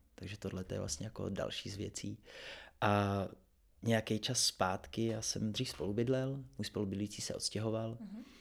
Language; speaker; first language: Czech; native; Czech